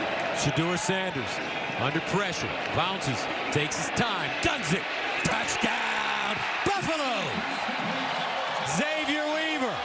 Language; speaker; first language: English; native; English